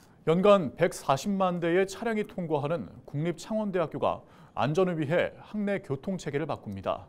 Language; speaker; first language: Korean; native; Korean